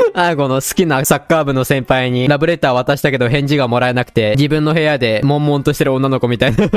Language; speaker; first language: Japanese; native; Japanese